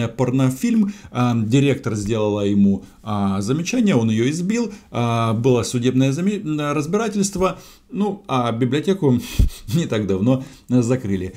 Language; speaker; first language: Russian; native; Russian